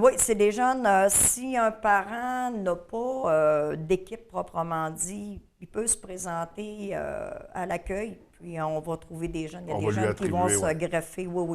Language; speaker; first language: French; native; French